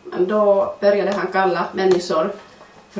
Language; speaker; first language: Swedish; non-native, fluent; Finnish